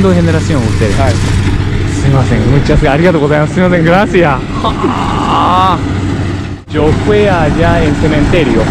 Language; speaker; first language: Spanish; non-native, learner; Japanese